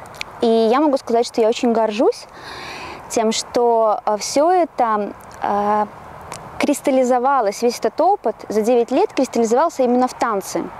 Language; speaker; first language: Russian; native; Russian